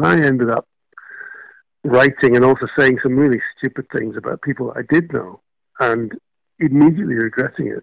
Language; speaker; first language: English; native; English